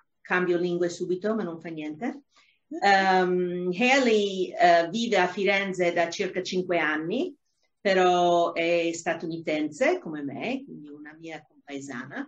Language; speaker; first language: Italian; non-native, fluent; English